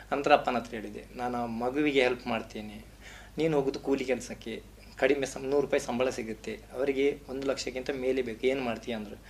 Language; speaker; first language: Kannada; non-native, local second language; Tulu